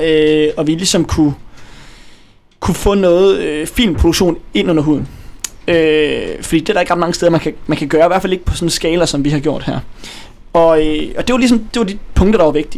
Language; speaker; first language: Danish; native; Danish